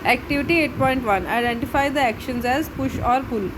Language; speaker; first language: English; non-native, local second language; Punjabi